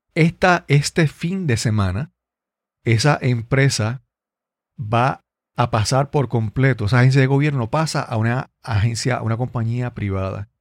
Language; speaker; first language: Spanish; native; Spanish